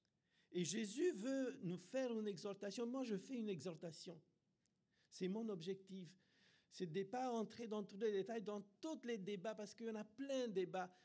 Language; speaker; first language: French; non-native, fluent; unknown